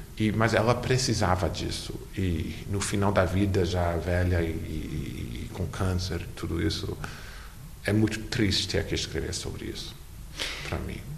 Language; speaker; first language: Portuguese; non-native, fluent; English